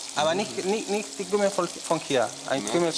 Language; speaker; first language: German; non-native, learner; Spanish